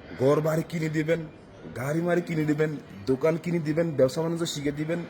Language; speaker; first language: Bangla; non-native, learner; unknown